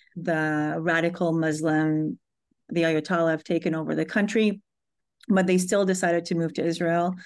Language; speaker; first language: English; early bilingual, other home language; Hebrew